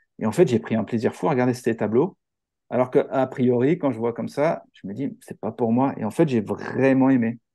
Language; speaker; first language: French; native; French